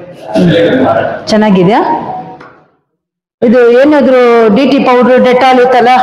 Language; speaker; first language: Kannada; non-native, local second language; Tamil